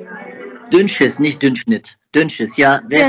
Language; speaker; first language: German; native; German